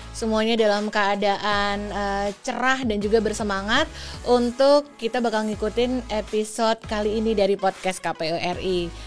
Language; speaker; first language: Indonesian; native; Indonesian